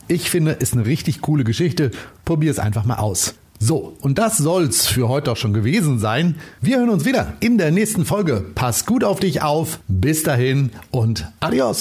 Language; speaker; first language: German; native; German